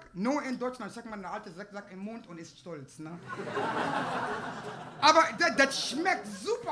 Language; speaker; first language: German; non-native, fluent; English